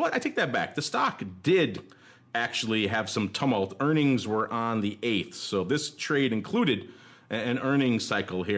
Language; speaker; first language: English; native; English